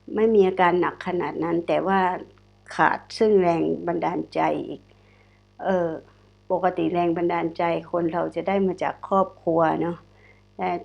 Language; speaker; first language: Thai; non-native, local second language; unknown